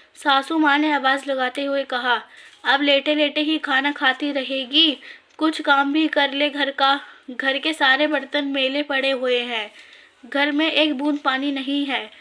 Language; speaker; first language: Hindi; native; Hindi